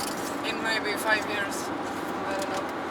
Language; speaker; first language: English; non-native, fluent; Croatian